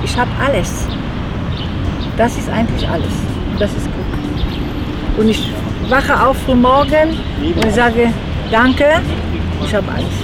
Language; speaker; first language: German; non-native, fluent; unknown